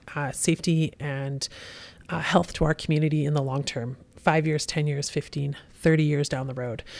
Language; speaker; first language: English; native; English